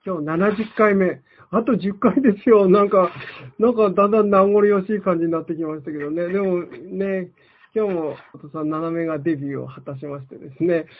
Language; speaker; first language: Japanese; native; Japanese